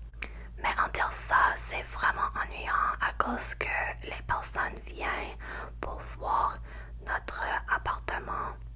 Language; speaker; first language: French; non-native, learner; English